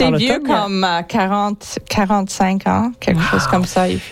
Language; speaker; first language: French; non-native, local second language; English